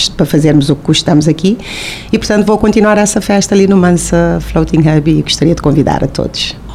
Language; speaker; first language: Portuguese; non-native, local second language; Kabuverdianu